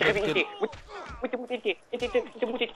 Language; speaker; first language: Arabic; native; Arabic